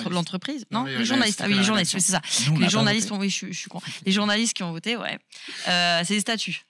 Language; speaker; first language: French; native; French